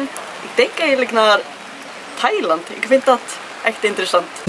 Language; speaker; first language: Dutch; non-native, learner; Icelandic